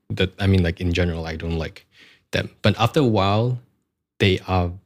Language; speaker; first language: English; non-native, local second language; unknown